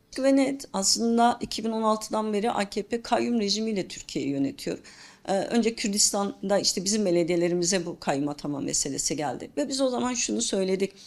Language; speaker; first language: Turkish; non-native, local second language; Kurdish